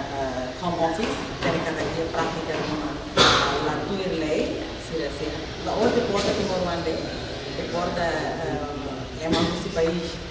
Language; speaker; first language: Portuguese; non-native, local second language; Tetum